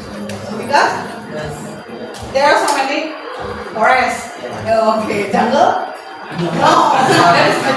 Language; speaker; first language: English; non-native, learner; Indonesian